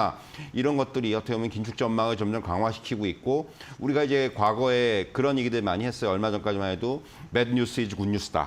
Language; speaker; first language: Korean; native; Korean